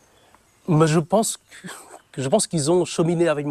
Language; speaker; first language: French; non-native, fluent; Vietnamese